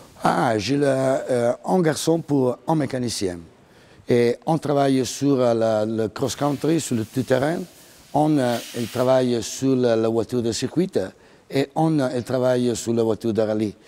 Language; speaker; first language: French; non-native, learner; Italian